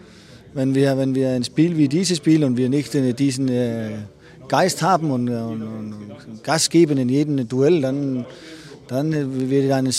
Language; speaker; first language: German; non-native, fluent; Danish